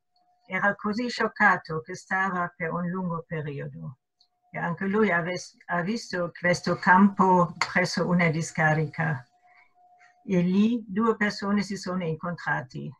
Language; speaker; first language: Italian; non-native, fluent; German